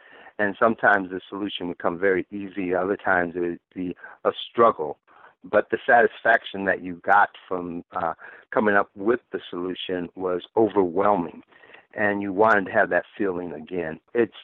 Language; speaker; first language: English; native; English